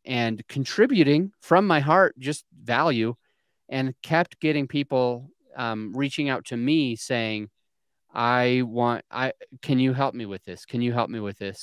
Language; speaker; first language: English; native; English